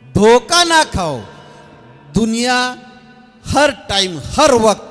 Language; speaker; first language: Hindi; non-native, local second language; Marathi